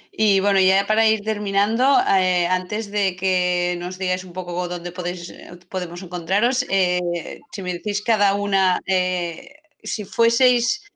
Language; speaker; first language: Spanish; non-native, local second language; Catalan